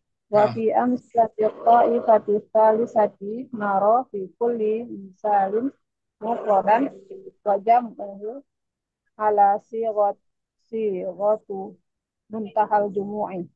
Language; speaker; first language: Arabic; non-native, learner; Indonesian